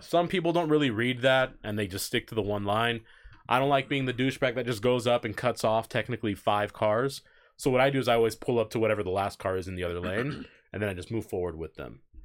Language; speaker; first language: English; native; English